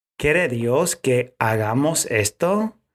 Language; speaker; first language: Spanish; non-native, fluent; English